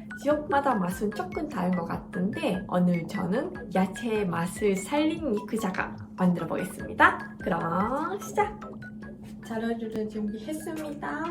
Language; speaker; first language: Korean; non-native, fluent; Japanese